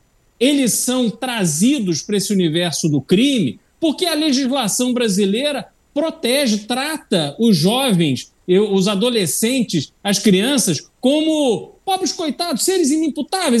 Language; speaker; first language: Portuguese; native; Portuguese